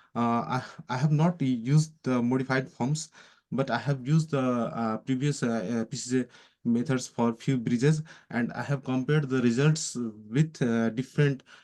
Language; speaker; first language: English; non-native, local second language; Nepali